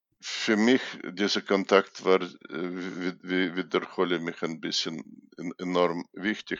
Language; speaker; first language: German; non-native, fluent; Russian